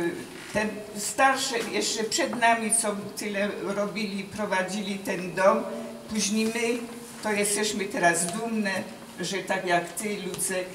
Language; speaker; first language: Polish; early bilingual, heritage; Polish